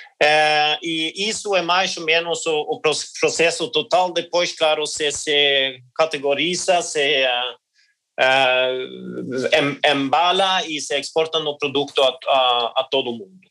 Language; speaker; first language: Portuguese; non-native, learner; Norwegian